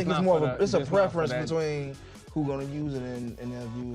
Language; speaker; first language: English; native; English